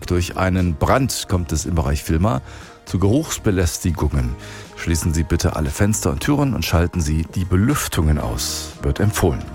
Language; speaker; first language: German; native; German